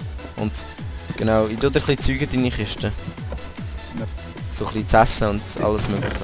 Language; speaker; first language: German; native; German